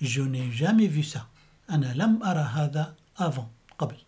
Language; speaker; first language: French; non-native, fluent; Arabic